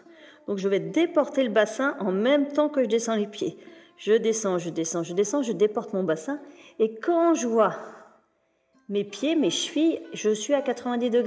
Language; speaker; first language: French; native; French